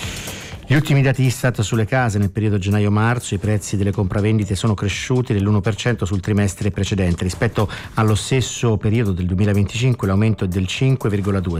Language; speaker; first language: Italian; native; Italian